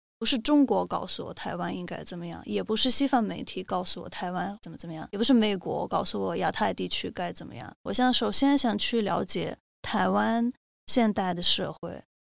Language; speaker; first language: Chinese; non-native, fluent; Russian